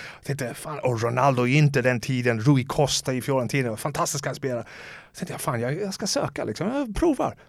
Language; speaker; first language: Swedish; non-native, fluent; English